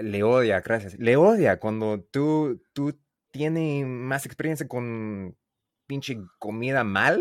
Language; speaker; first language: Spanish; non-native, learner; English